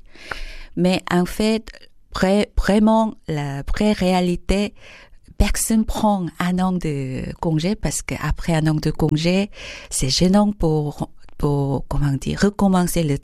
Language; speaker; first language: French; non-native, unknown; Korean